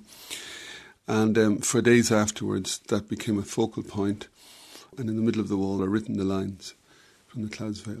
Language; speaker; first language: English; native; English